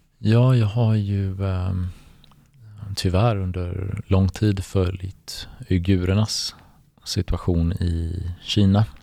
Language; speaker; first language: Swedish; early bilingual, other home language; Bosnian